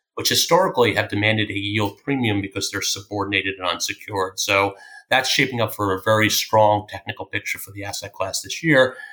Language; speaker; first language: English; native; English